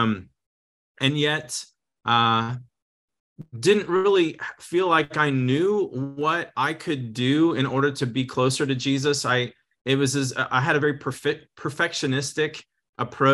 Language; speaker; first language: English; native; English